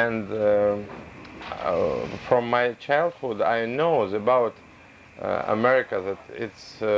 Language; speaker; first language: English; non-native, learner; Russian